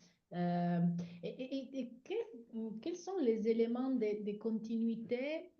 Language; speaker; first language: French; non-native, fluent; Italian